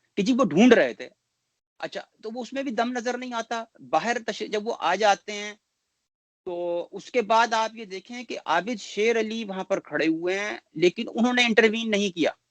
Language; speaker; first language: Urdu; non-native, local second language; Punjabi